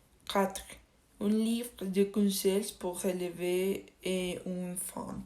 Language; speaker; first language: French; non-native, learner; Spanish